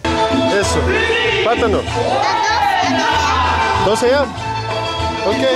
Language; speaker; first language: Spanish; non-native, learner; English